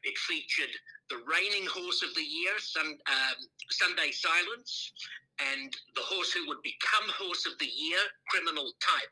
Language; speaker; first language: English; native; English